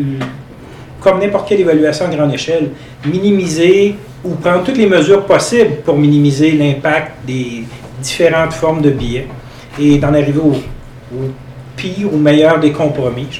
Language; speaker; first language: French; native; French